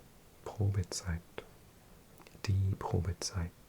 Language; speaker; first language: German; non-native, learner; English